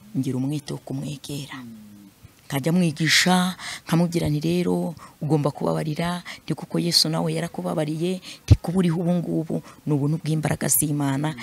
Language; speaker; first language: Kinyarwanda; non-native, fluent; Swahili